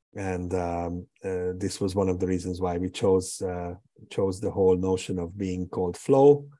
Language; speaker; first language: English; non-native, fluent; Hungarian